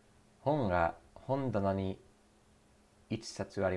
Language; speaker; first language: Japanese; non-native, learner; English